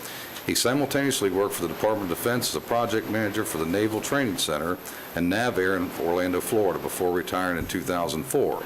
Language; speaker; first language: English; native; English